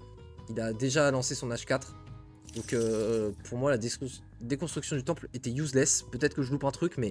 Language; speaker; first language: French; native; French